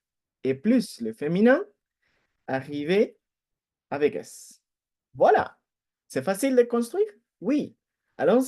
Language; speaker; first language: French; non-native, fluent; Spanish